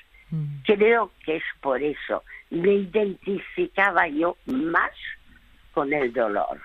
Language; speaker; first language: Spanish; early bilingual, other home language; French